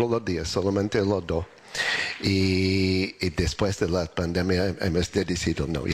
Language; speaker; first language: Spanish; non-native, learner; English